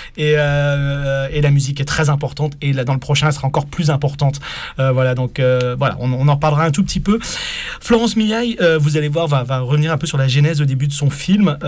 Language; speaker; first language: French; native; French